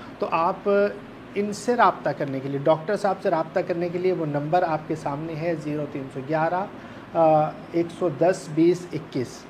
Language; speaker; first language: Urdu; native; Urdu